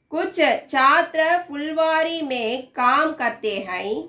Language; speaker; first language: Hindi; non-native, local second language; Tamil